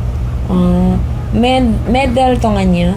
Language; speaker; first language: Korean; non-native, learner; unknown